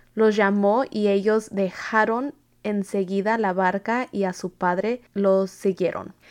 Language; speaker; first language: Spanish; early bilingual, heritage; Spanish